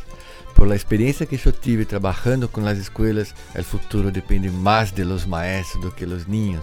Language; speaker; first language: Spanish; non-native, learner; Portuguese